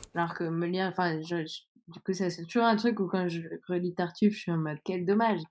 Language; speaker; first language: French; native; French